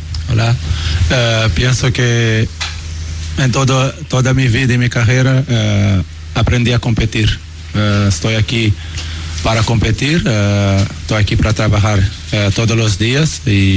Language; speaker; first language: Spanish; non-native, fluent; Portuguese